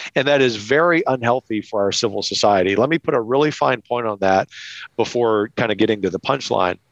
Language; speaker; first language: English; native; English